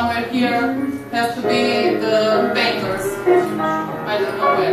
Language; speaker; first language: English; non-native, learner; Romanian